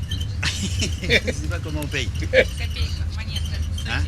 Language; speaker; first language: French; native; French